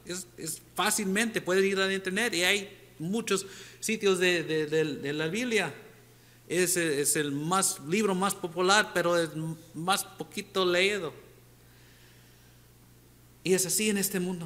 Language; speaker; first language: Spanish; non-native, fluent; English